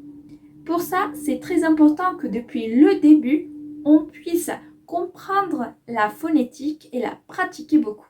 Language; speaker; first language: French; non-native, fluent; Spanish